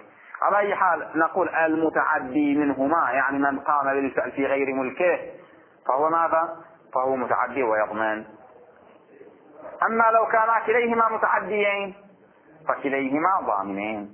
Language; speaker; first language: Arabic; native; Arabic